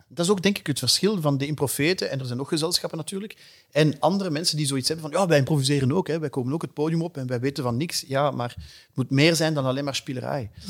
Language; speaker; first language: Dutch; non-native, local second language; French